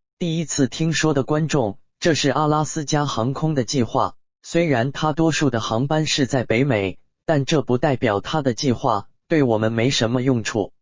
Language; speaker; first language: Chinese; native; Chinese